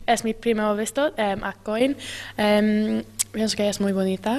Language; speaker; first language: Spanish; non-native, learner; English